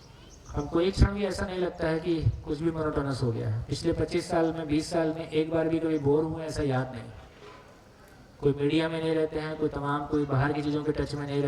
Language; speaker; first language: Hindi; native; Hindi